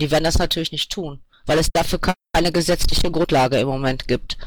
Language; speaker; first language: German; native; German